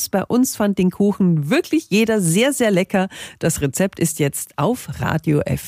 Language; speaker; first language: German; native; German